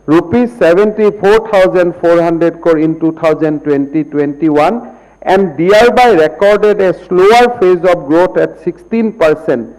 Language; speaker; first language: English; non-native, local second language; Assamese